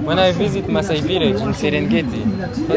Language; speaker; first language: English; non-native, learner; French